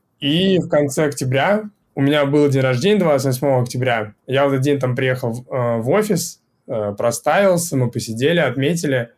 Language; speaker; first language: Russian; native; Russian